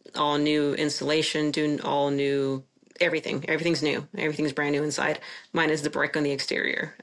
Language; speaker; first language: English; non-native, fluent; Spanish